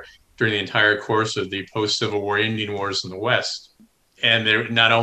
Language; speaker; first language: English; native; English